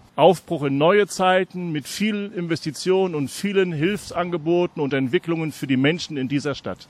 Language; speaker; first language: German; native; German